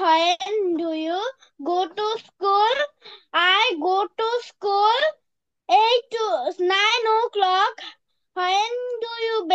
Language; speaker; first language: English; non-native, learner; Bangla